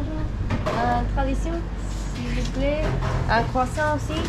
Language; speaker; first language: French; non-native, learner; Spanish